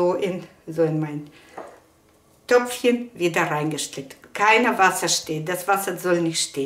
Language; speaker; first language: German; non-native, fluent; Russian